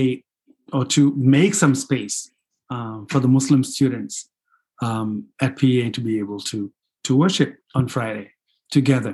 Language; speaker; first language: English; non-native, fluent; Fula